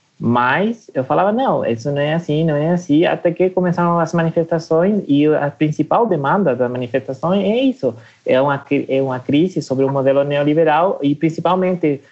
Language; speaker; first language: Portuguese; non-native, fluent; Spanish